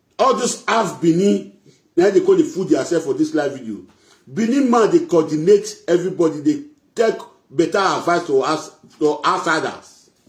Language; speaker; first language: Nigerian Pidgin; non-native, local second language; Bini